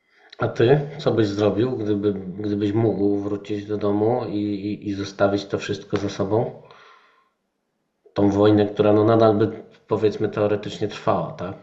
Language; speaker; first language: Polish; native; Polish